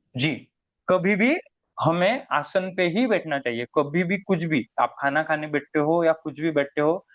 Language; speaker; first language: Hindi; non-native, local second language; Marathi